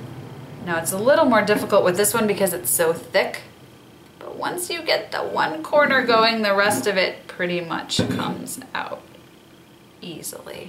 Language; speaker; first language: English; native; English